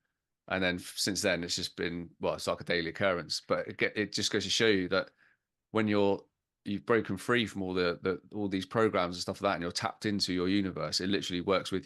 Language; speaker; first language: English; native; English